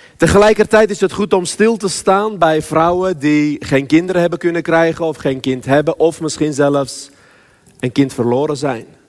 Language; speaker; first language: Dutch; early bilingual, other home language; Armenian